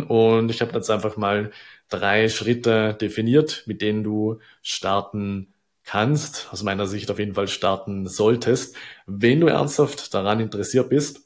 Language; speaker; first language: German; native; German